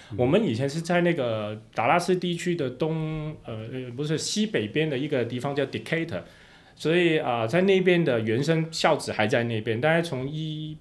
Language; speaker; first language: Chinese; non-native, local second language; Cantonese